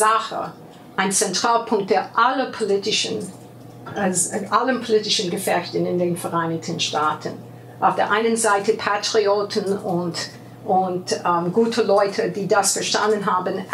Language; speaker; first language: German; non-native, fluent; English